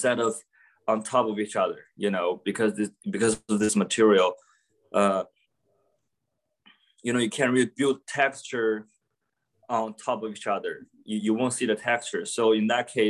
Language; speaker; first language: English; non-native, fluent; Chinese